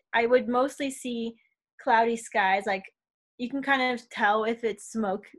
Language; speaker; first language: English; native; English